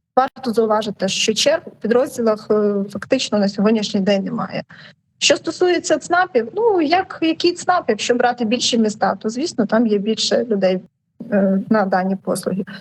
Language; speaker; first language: Ukrainian; native; Ukrainian